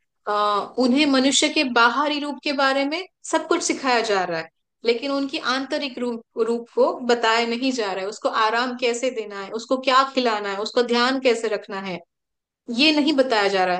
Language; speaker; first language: Hindi; native; Hindi